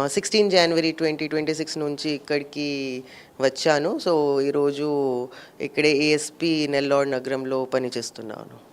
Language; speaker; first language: Telugu; non-native, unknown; Hindi